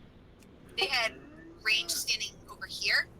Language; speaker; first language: English; native; English